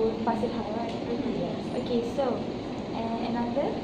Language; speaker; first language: English; non-native, local second language; Malay